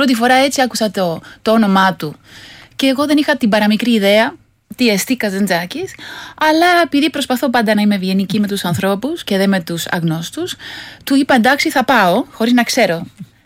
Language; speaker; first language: Greek; non-native, fluent; Spanish